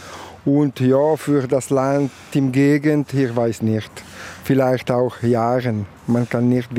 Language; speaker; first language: German; non-native, local second language; Italian